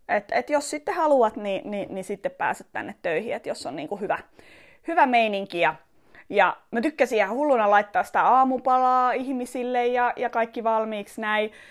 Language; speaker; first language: Finnish; early bilingual, other home language; Estonian